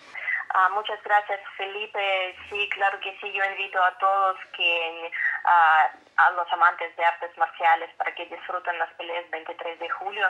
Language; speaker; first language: Spanish; non-native, fluent; Russian